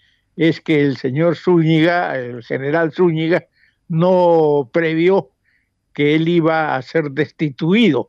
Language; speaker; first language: Spanish; native; Spanish